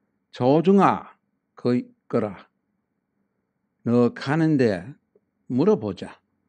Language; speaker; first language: Korean; non-native, fluent; English